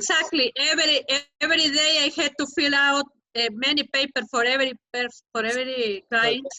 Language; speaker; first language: English; non-native, learner; Spanish